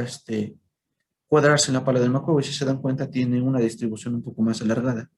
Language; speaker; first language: Spanish; native; Spanish